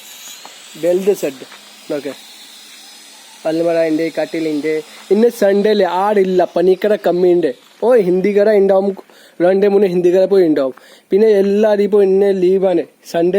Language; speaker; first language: Malayalam; non-native, learner; Hindi